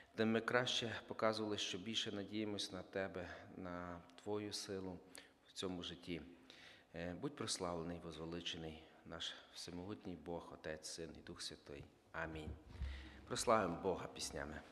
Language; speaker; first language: Ukrainian; native; Ukrainian